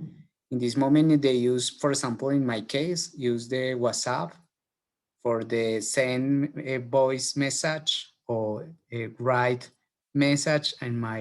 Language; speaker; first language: English; non-native, learner; Spanish